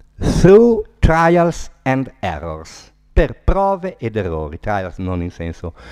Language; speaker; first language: Italian; native; Italian